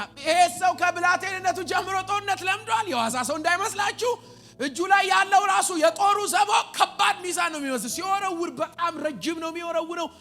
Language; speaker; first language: Amharic; native; Amharic